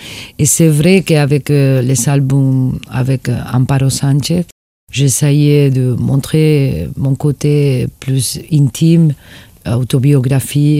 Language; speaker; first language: French; non-native, fluent; Spanish